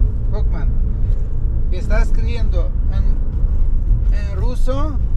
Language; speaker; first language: Spanish; non-native, learner; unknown